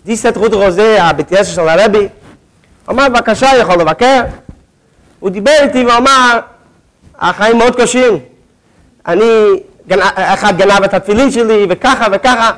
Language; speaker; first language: Hebrew; non-native, fluent; French